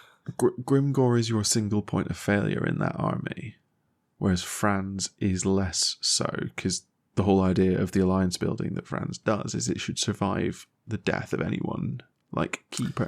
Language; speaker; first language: English; native; English